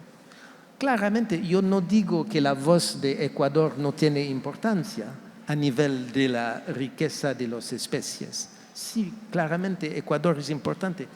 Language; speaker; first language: Spanish; non-native, fluent; French